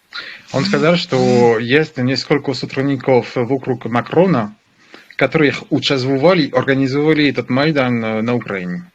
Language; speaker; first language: Russian; non-native, learner; French